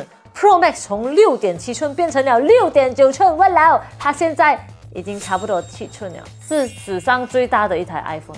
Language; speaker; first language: Chinese; non-native, local second language; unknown